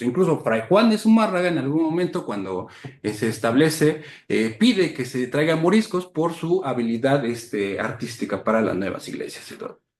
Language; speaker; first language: Spanish; native; Spanish